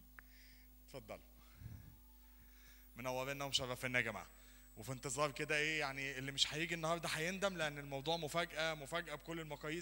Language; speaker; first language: Arabic; native; Arabic